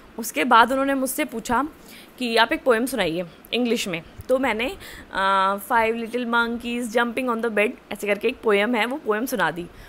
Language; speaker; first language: Hindi; native; Hindi